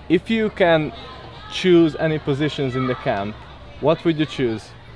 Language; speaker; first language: English; non-native, fluent; Hungarian